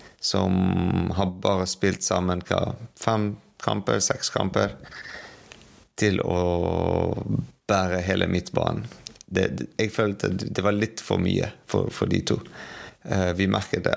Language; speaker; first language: Norwegian; non-native, fluent; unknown